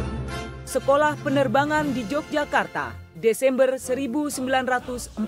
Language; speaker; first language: Indonesian; native; Indonesian